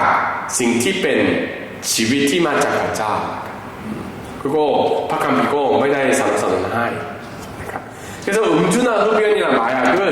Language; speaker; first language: Thai; non-native, fluent; Korean